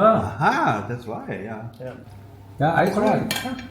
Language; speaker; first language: English; non-native, learner; Korean